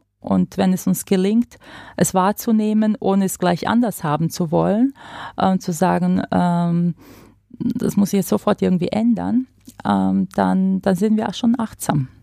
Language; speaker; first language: German; non-native, fluent; Croatian